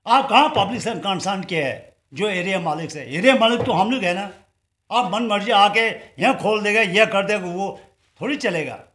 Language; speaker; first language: Hindi; non-native, local second language; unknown